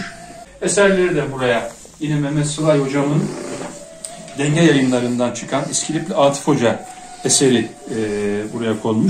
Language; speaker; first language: Turkish; native; Turkish